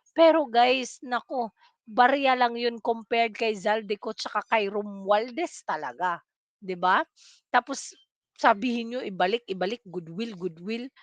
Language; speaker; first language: Filipino; non-native, local second language; Cebuano